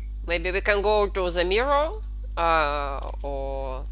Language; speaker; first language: English; non-native, fluent; Russian